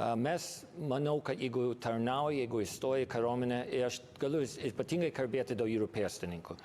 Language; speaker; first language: Lithuanian; early bilingual, heritage; Lithuanian